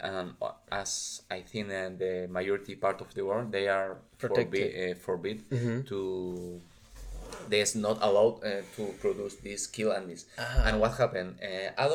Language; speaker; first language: English; non-native, learner; Spanish